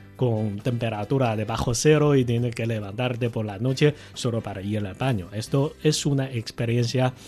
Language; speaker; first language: Spanish; non-native, fluent; Chinese